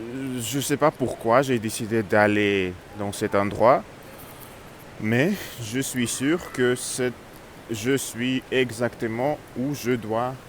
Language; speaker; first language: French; non-native, learner; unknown